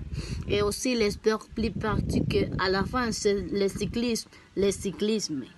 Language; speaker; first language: French; non-native, learner; Spanish